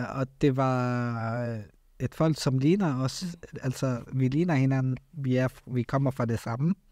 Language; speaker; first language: Danish; early bilingual, other home language; Arabic